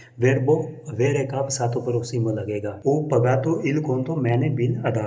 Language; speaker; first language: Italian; non-native, fluent; Punjabi